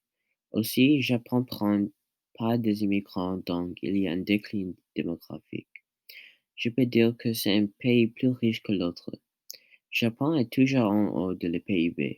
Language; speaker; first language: French; non-native, learner; English